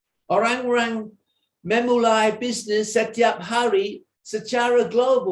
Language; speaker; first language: Indonesian; non-native, fluent; English